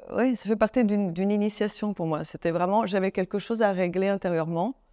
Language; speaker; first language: French; native; French